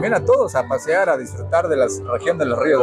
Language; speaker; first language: Spanish; native; Spanish